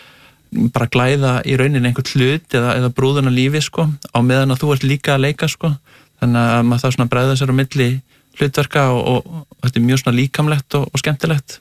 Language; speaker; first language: Icelandic; native; Icelandic